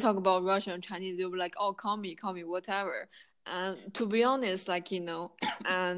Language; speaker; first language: English; non-native, fluent; Chinese